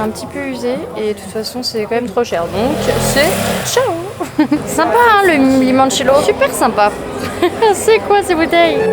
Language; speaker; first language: French; native; French